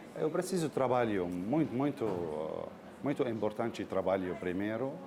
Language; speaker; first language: Portuguese; non-native, learner; Arabic